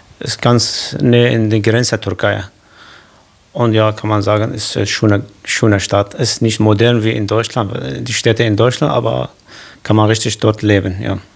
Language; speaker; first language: German; non-native, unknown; Kurdish